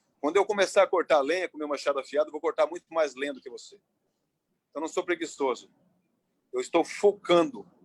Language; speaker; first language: Portuguese; native; Portuguese